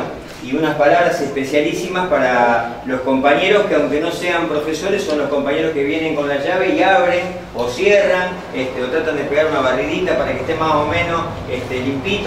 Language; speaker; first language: Spanish; native; Spanish